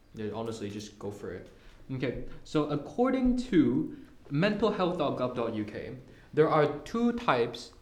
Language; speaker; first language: English; non-native, local second language; Cantonese